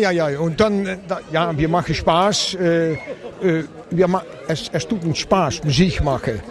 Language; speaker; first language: German; non-native, learner; Dutch